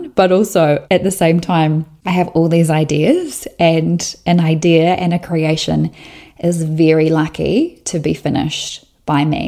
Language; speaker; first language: English; native; English